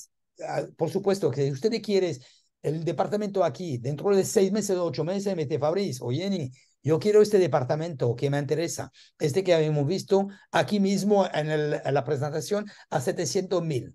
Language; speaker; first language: Spanish; non-native, learner; French